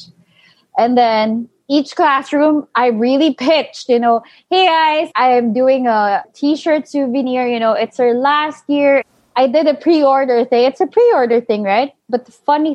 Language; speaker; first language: English; non-native, local second language; Filipino